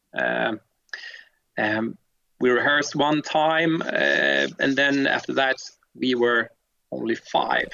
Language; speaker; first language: English; non-native, fluent; Swedish